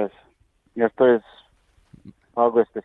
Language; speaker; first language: Spanish; non-native, learner; Serbian